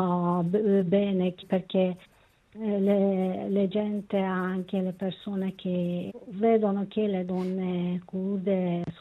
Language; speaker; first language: Italian; non-native, learner; Kurdish